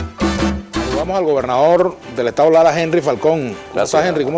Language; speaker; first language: Spanish; native; Spanish